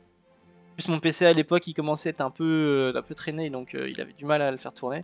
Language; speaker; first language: French; native; French